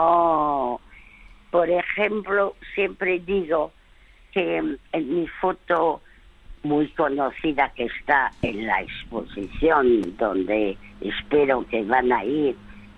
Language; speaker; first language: Spanish; early bilingual, other home language; French